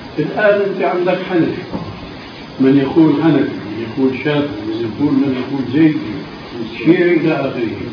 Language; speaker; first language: Arabic; early bilingual, other home language; Albanian